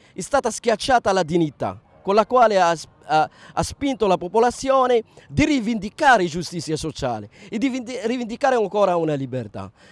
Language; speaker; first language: Italian; non-native, fluent; Arabic